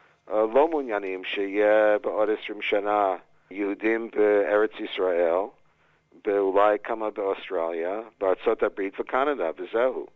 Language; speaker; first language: Hebrew; non-native, fluent; English